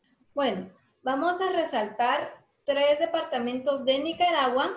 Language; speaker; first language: Spanish; native; Spanish